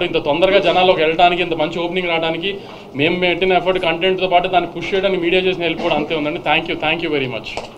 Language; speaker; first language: Telugu; native; Telugu